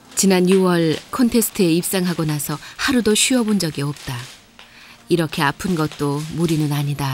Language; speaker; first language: Korean; native; Korean